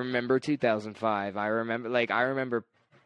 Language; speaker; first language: English; native; English